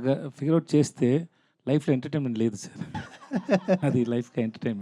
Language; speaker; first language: Telugu; non-native, learner; Tamil